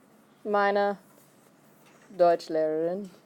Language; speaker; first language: German; non-native, fluent; English